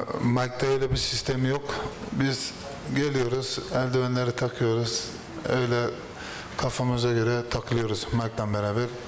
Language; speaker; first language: Turkish; early bilingual, heritage; Turkish